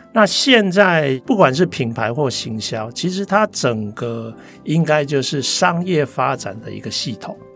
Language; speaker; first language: Chinese; non-native, local second language; Min Nan Chinese